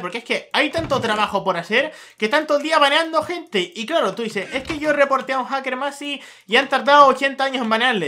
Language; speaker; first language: Spanish; native; Spanish